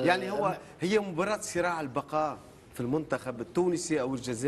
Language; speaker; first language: Arabic; native; Arabic